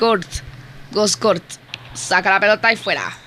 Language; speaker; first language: Spanish; native; Spanish